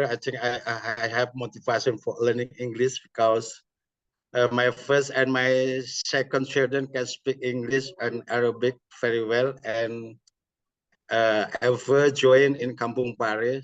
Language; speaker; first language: English; non-native, learner; Indonesian